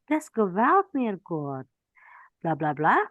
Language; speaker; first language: German; non-native, fluent; Indonesian